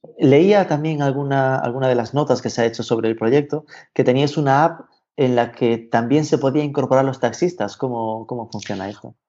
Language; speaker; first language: Spanish; native; Spanish